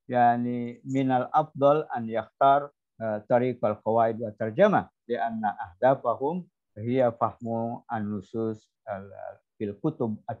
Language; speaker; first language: Arabic; non-native, fluent; Indonesian